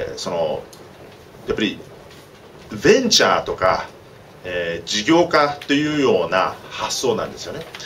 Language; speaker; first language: Japanese; early bilingual, heritage; Japanese